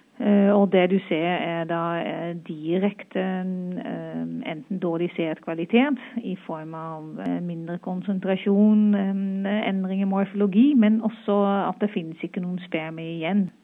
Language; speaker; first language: Norwegian; non-native, fluent; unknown